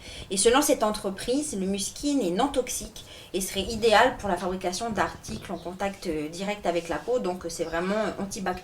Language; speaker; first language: French; native; French